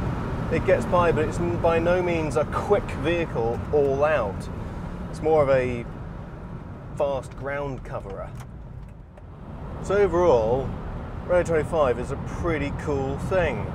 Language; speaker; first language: English; native; English